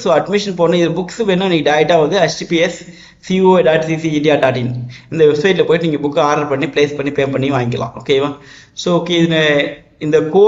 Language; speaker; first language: Tamil; native; Tamil